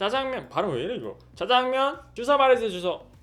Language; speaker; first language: Korean; native; Korean